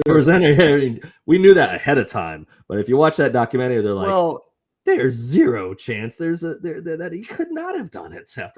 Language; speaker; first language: English; native; English